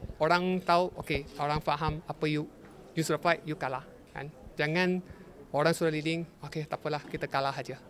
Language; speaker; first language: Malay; non-native, local second language; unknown